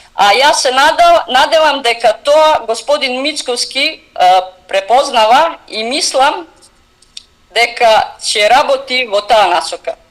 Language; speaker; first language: Macedonian; early bilingual, heritage; Macedonian